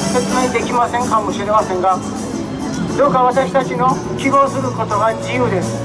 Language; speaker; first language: Japanese; non-native, fluent; Persian